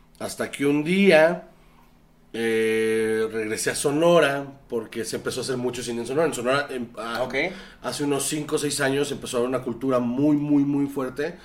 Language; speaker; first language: Spanish; native; Spanish